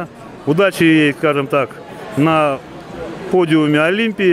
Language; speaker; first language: Russian; native; Russian